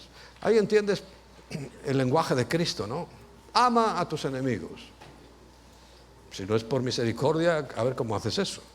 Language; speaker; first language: Spanish; native; Spanish